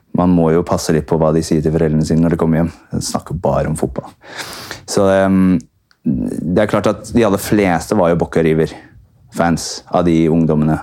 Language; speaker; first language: Norwegian; early bilingual, heritage; Norwegian